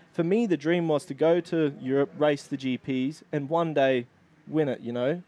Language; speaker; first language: English; native; English